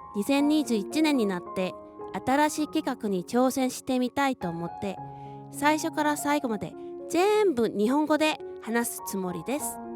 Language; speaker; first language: Japanese; non-native, fluent; Korean